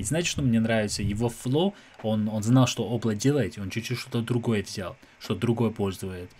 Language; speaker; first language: Russian; non-native, fluent; English